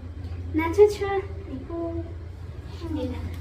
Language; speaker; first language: Chinese; non-native, learner; Hmong